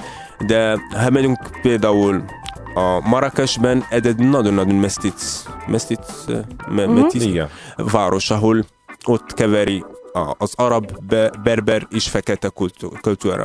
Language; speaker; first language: Hungarian; non-native, learner; Arabic